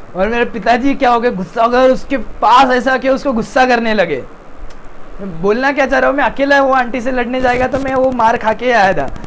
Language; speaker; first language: Hindi; non-native, local second language; Tamil